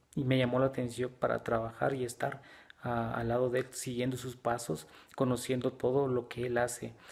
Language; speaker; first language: Spanish; native; Spanish